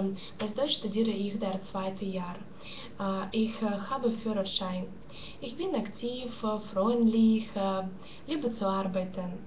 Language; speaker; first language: German; non-native, learner; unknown